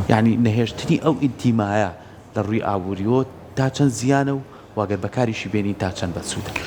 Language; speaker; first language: Central Kurdish; native; Central Kurdish